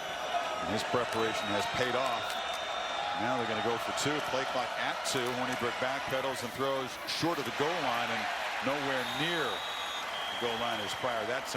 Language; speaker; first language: English; native; English